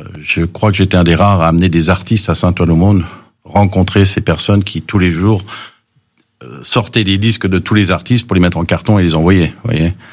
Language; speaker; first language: French; early bilingual, other home language; English